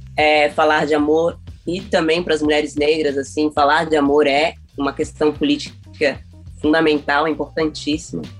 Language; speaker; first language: Portuguese; native; Portuguese